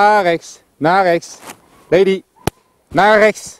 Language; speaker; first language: Dutch; native; Dutch